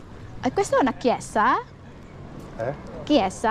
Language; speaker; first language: Italian; non-native, learner; Filipino